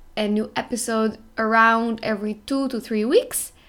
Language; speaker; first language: English; non-native, fluent; Dutch